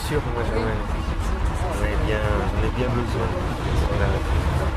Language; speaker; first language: French; native; French